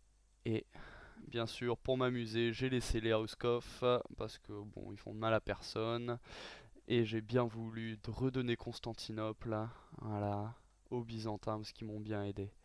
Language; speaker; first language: French; native; French